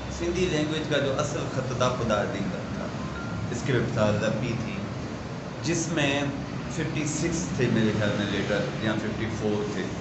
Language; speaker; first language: Urdu; non-native, local second language; Sindhi